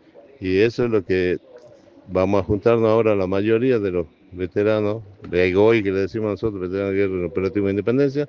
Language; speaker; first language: Spanish; native; Spanish